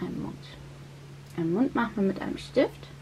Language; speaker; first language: German; native; German